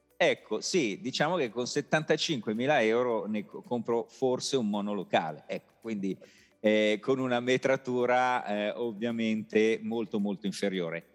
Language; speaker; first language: Italian; native; Italian